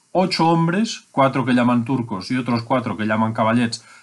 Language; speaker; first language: Spanish; non-native, local second language; Catalan